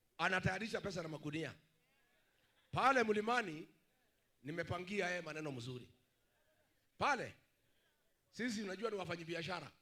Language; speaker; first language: Swahili; non-native, local second language; Kikuyu